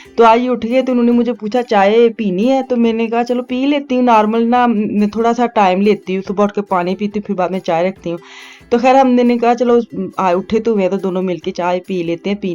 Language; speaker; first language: Urdu; non-native, local second language; Punjabi